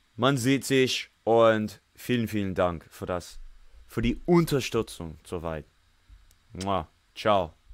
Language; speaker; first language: German; non-native, learner; English